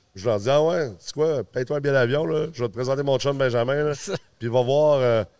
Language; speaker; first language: French; early bilingual, other home language; English